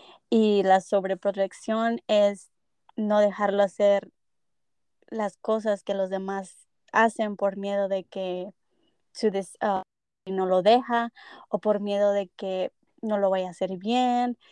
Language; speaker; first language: Spanish; early bilingual, heritage; Spanish